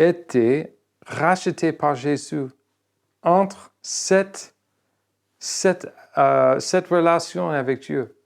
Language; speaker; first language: French; non-native, fluent; English